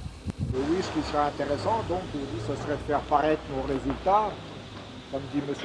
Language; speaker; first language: French; native; French